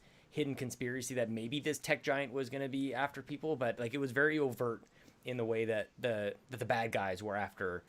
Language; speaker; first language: English; native; English